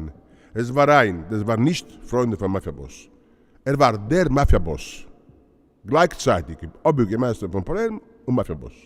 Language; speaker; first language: German; non-native, learner; Italian